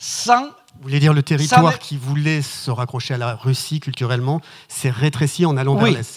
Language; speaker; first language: French; native; French